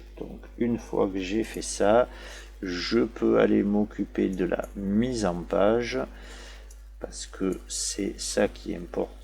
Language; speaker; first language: French; native; French